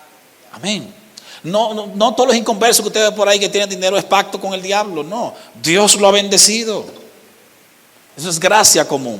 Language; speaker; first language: Spanish; native; Spanish